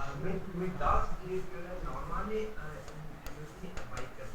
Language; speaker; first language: German; non-native, learner; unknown